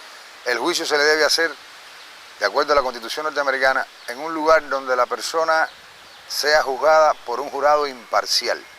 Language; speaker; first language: Spanish; native; Spanish